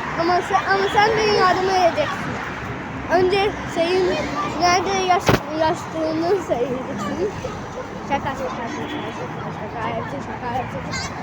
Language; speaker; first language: Turkish; early bilingual, heritage; Turkish